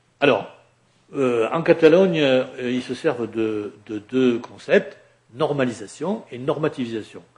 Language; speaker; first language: French; native; French